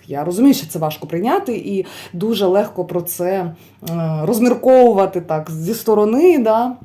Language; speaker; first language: Ukrainian; non-native, local second language; Russian